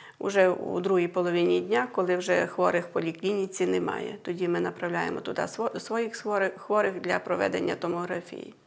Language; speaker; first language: Ukrainian; native; Ukrainian